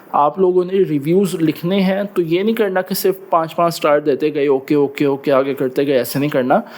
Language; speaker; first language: Urdu; non-native, local second language; Punjabi